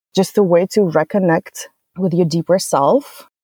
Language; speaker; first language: English; non-native, fluent; Russian